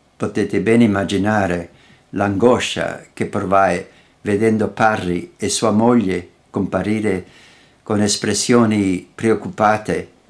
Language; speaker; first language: Italian; non-native, fluent; Dutch